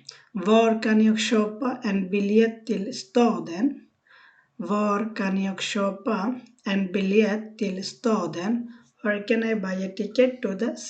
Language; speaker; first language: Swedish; non-native, fluent; Bangla